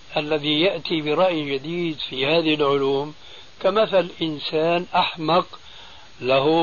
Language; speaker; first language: Arabic; early bilingual, other home language; Albanian